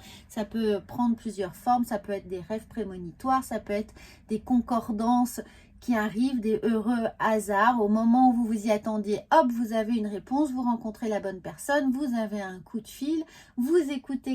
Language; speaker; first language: French; native; French